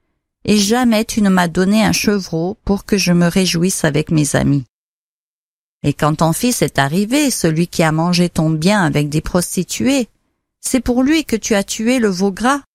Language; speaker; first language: French; native; French